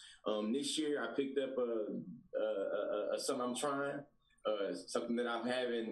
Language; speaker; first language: English; native; English